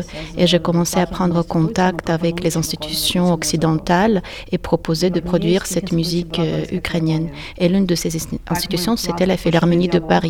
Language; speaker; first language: French; non-native, fluent; Ukrainian